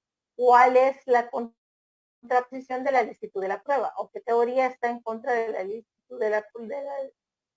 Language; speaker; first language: Spanish; native; Spanish